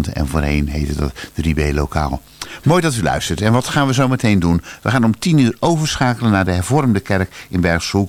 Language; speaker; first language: Dutch; native; Dutch